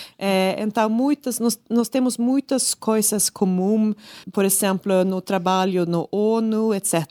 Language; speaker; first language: Portuguese; non-native, learner; Swedish